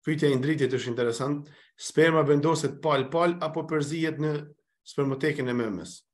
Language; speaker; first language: Albanian; native; Albanian